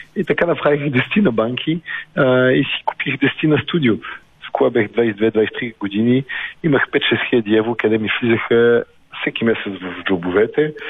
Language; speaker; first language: Bulgarian; early bilingual, heritage; Bulgarian